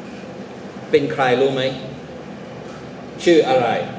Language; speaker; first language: Thai; non-native, fluent; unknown